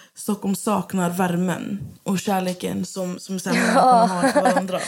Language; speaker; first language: Swedish; native; Swedish